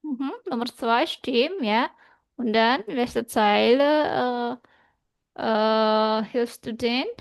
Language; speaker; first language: German; non-native, fluent; Indonesian